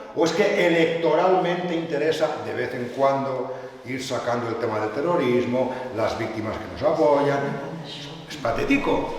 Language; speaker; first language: Spanish; native; Spanish